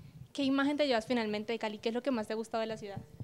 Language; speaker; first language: Spanish; native; Spanish